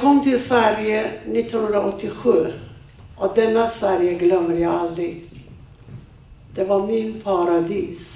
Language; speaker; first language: Swedish; non-native, fluent; Persian